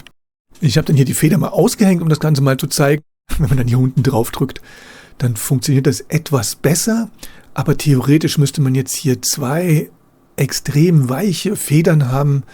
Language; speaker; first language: German; native; German